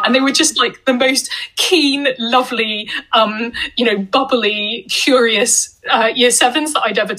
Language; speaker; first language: English; native; English